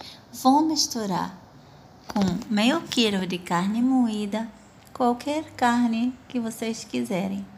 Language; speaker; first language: Portuguese; non-native, fluent; Arabic